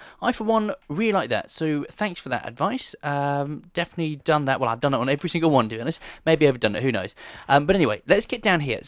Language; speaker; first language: English; native; English